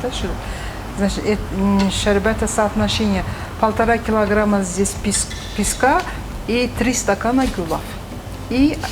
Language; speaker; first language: Russian; non-native, learner; Azerbaijani